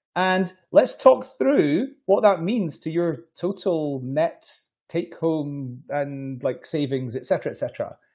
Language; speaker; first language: English; native; English